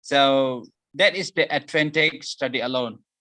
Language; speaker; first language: English; non-native, learner; Indonesian